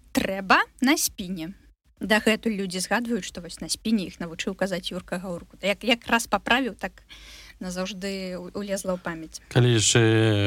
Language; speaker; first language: Belarusian; non-native, local second language; Russian